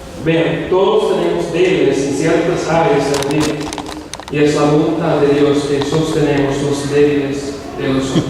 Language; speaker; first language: Spanish; non-native, fluent; English